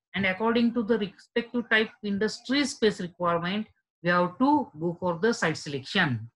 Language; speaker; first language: English; non-native, local second language; Marathi